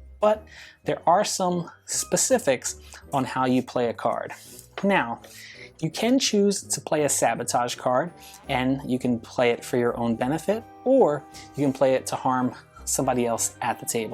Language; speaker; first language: English; native; English